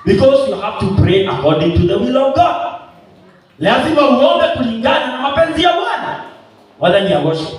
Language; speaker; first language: English; non-native, local second language; Swahili